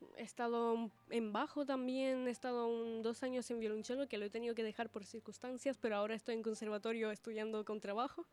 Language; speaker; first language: Spanish; early bilingual, other home language; Italian